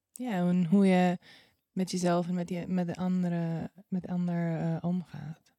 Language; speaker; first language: Dutch; non-native, fluent; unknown